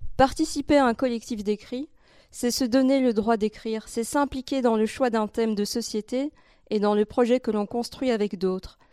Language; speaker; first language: French; native; French